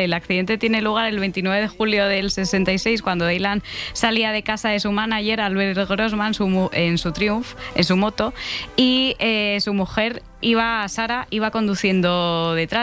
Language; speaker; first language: Spanish; native; Spanish